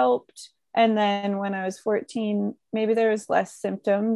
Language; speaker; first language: English; native; English